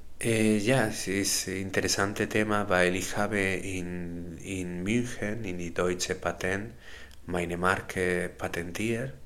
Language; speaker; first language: German; non-native, learner; Spanish